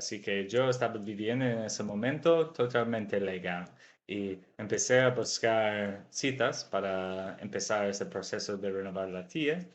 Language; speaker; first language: Spanish; non-native, fluent; English